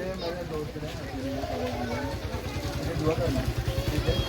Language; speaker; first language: Hindi; non-native, local second language; Malayalam